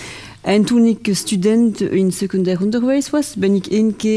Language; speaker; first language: Dutch; non-native, local second language; French